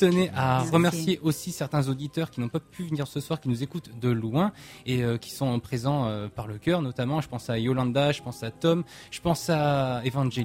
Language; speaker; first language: French; native; French